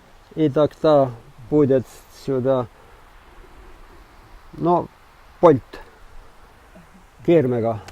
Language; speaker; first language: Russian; non-native, learner; Estonian